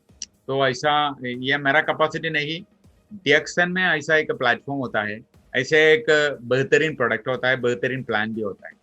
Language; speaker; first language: Hindi; non-native, local second language; Malayalam